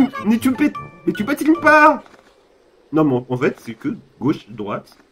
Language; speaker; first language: French; native; French